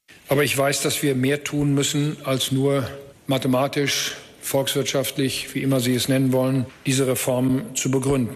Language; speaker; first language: German; native; German